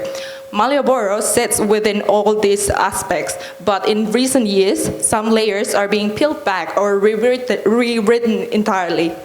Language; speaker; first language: English; non-native, fluent; Indonesian